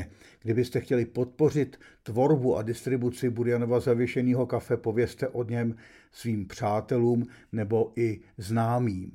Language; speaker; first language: Czech; native; Czech